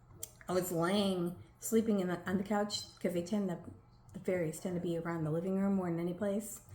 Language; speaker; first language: English; native; English